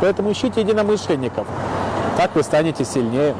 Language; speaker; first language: Russian; native; Russian